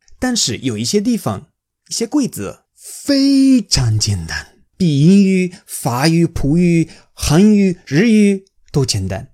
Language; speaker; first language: Chinese; non-native, fluent; Spanish